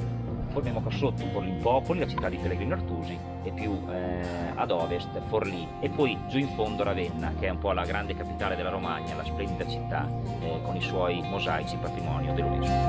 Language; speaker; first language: Italian; native; Italian